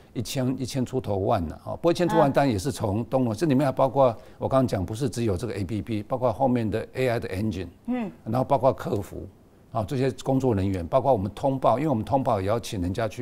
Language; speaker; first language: Chinese; native; Chinese